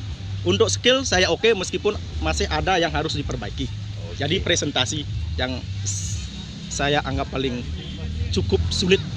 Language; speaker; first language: Indonesian; non-native, local second language; Balinese